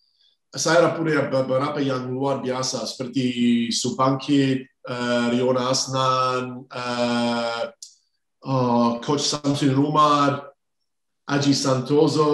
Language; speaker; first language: Indonesian; non-native, fluent; English